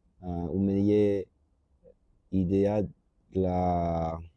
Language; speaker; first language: Ukrainian; non-native, learner; French